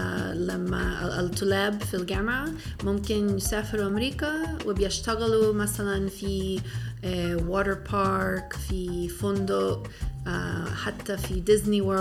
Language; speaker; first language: Arabic; non-native, fluent; English